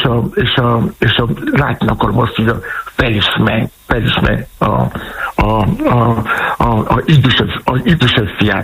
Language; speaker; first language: Hungarian; non-native, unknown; Yoruba